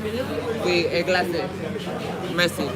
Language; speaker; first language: French; non-native, learner; English